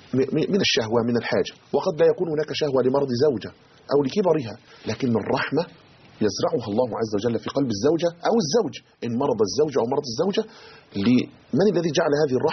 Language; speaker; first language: Arabic; native; Arabic